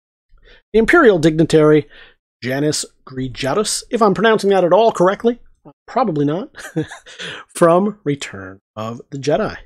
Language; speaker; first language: English; native; English